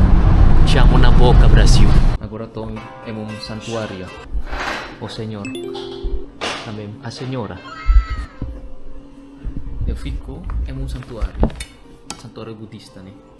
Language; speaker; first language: Portuguese; non-native, learner; Indonesian